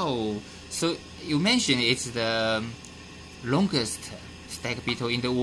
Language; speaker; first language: English; non-native, fluent; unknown